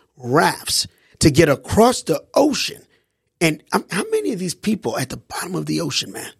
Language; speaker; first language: English; early bilingual, other home language; Haitian Creole